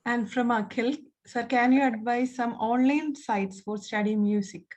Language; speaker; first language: English; non-native, local second language; Malayalam